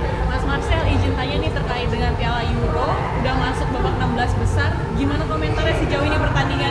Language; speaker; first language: Indonesian; native; Indonesian